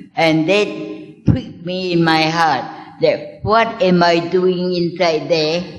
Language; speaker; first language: English; non-native, fluent; Min Nan Chinese